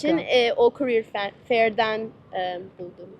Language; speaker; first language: Turkish; early bilingual, heritage; Turkish